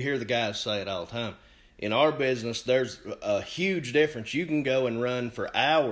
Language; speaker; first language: English; native; English